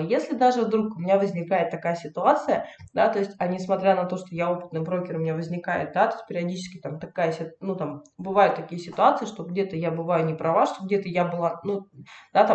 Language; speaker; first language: Russian; native; Russian